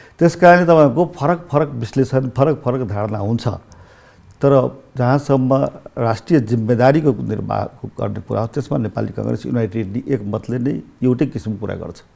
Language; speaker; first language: Nepali; non-native, local second language; Maithili